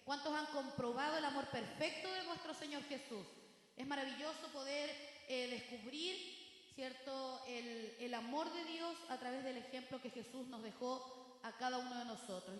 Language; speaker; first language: Spanish; native; Spanish